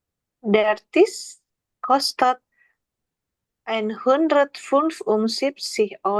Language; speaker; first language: German; non-native, learner; Indonesian